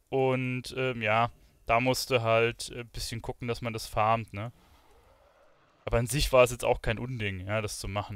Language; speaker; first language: German; native; German